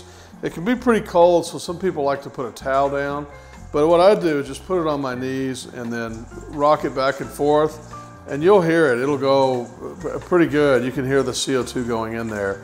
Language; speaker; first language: English; native; English